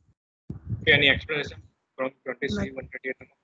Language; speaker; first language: English; non-native, local second language; Gujarati